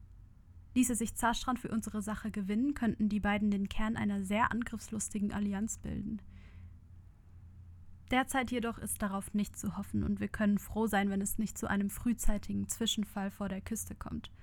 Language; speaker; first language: German; native; German